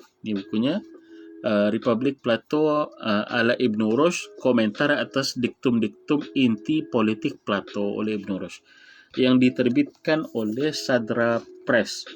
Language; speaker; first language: Malay; native; Malay